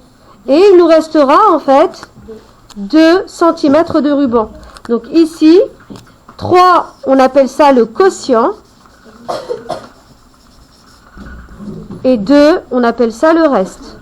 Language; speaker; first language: French; native; French